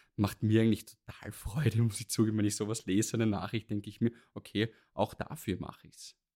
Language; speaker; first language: German; native; German